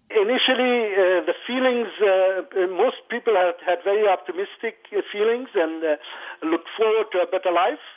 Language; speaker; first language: English; non-native, fluent; Persian